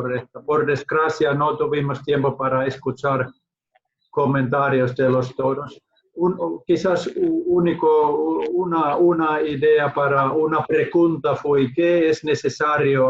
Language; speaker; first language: Spanish; non-native, learner; Finnish